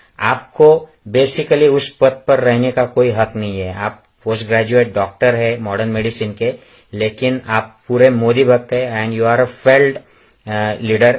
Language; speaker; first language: Hindi; non-native, local second language; Marathi